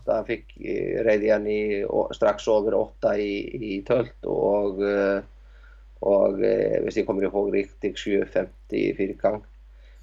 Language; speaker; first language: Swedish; non-native, learner; Icelandic